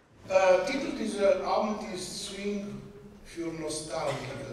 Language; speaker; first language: German; non-native, fluent; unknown